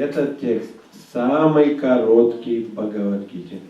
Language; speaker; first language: Russian; native; Russian